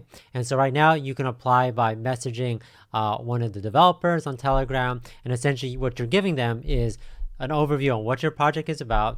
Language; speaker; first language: English; native; English